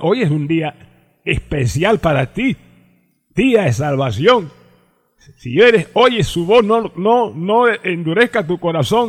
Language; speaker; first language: Spanish; native; Spanish